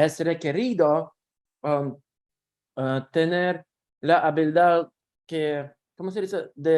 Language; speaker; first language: Spanish; non-native, learner; Russian